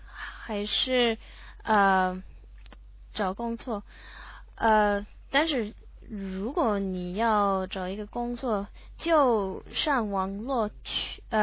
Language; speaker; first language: Chinese; non-native, learner; English